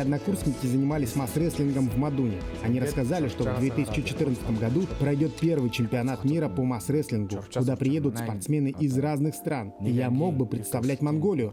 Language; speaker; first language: Russian; non-native, fluent; Mongolian